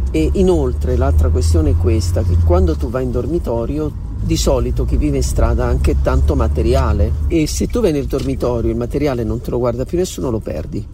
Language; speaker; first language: Italian; native; Italian